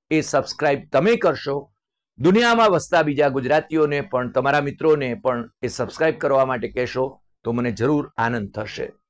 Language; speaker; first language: Gujarati; native; Gujarati